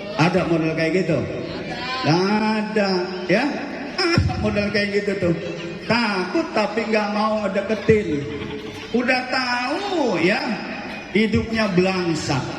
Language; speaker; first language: Indonesian; native; Indonesian